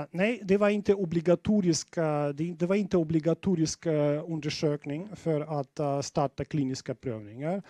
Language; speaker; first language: Swedish; non-native, fluent; Russian